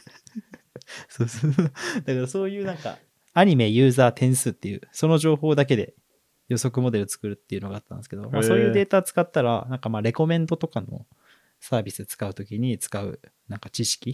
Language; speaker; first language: Japanese; native; Japanese